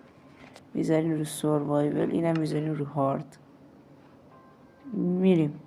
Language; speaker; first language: Persian; native; Persian